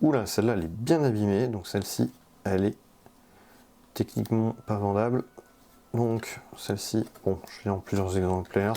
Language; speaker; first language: French; native; French